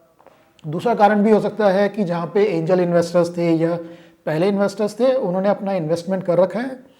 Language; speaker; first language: Hindi; native; Hindi